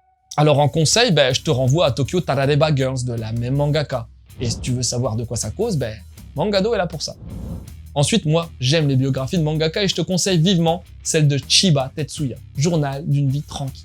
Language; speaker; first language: French; native; French